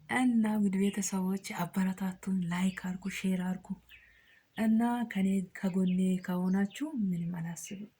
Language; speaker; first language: Amharic; non-native, local second language; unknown